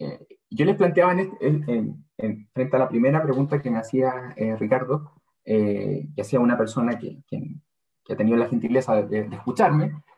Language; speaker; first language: Spanish; native; Spanish